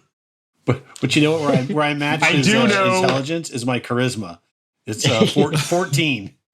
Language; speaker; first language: English; native; English